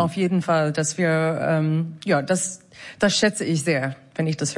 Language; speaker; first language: German; non-native, fluent; English